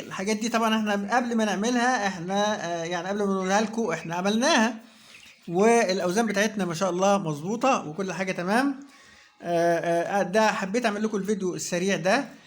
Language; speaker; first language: Arabic; native; Arabic